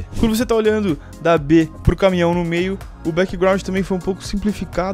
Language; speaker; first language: Portuguese; native; Portuguese